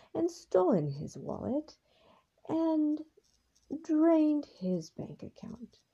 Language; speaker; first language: English; early bilingual, other home language; Spanish